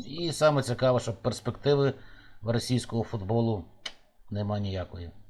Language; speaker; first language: Ukrainian; native; Ukrainian